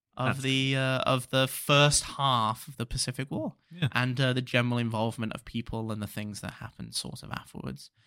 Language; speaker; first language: English; native; English